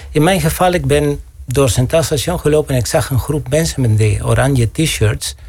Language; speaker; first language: Dutch; non-native, fluent; Spanish